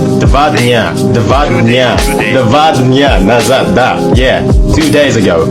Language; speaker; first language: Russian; non-native, learner; Indonesian